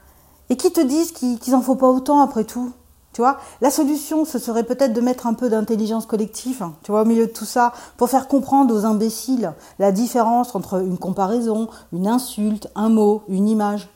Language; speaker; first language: French; native; French